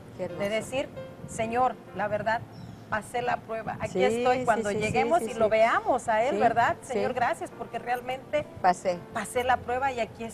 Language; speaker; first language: Spanish; native; Spanish